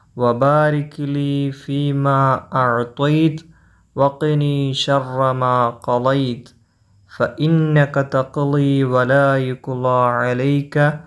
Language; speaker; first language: Arabic; non-native, fluent; Malayalam